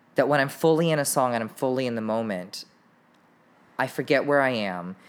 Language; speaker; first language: English; native; English